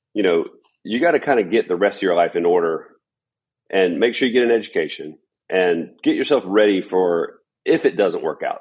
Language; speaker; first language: English; native; English